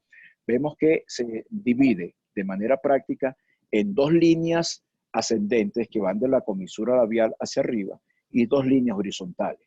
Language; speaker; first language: Spanish; native; Spanish